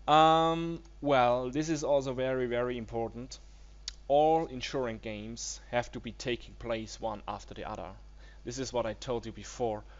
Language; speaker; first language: English; non-native, learner; German